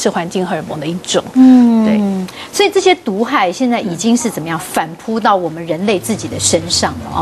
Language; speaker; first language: Chinese; native; Chinese